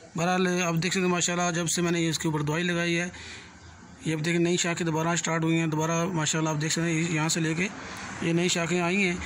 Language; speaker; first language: Hindi; non-native, local second language; Punjabi